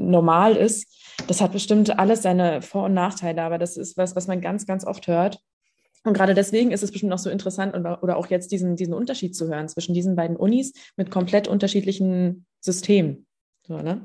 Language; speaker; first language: German; native; German